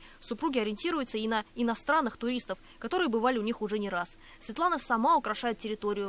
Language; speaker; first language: Russian; native; Russian